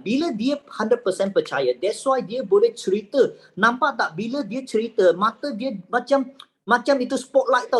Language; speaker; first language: Malay; native; Malay